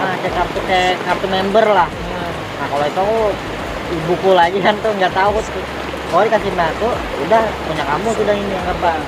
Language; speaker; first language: Indonesian; native; Indonesian